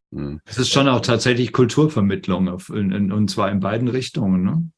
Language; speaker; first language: German; native; German